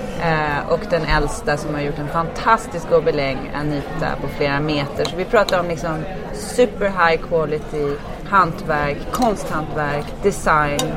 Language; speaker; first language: Swedish; early bilingual, heritage; Swedish